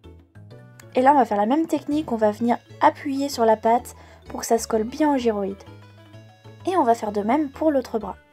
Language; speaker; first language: French; native; French